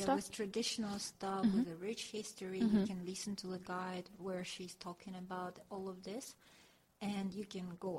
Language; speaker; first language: English; non-native, fluent; Russian